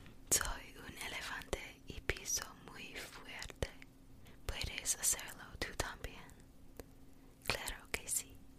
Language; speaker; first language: Spanish; non-native, learner; English